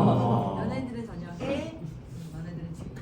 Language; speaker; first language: Korean; native; Korean